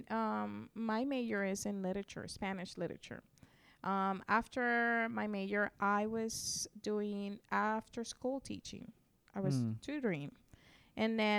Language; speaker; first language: English; non-native, fluent; Spanish